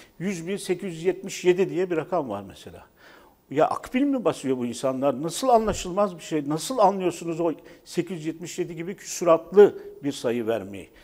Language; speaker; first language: Turkish; native; Turkish